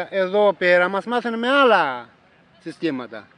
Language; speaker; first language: Greek; non-native, learner; Arabic